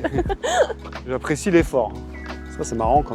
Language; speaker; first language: French; native; French